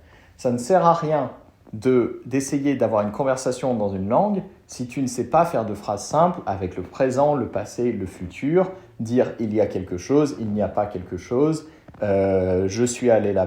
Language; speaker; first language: French; native; French